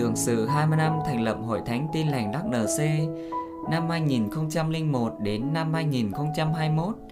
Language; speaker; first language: Vietnamese; non-native, local second language; Iu Mien